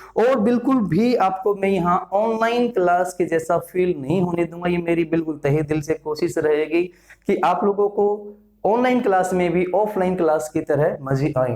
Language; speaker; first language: Hindi; native; Hindi